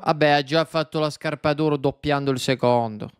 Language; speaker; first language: Italian; native; Italian